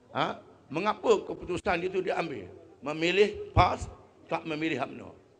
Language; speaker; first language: Malay; native; Malay